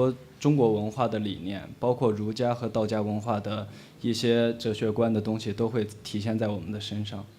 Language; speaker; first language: Chinese; native; Chinese